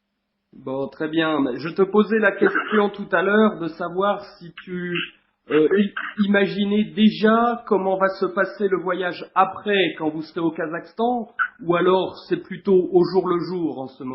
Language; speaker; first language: French; native; French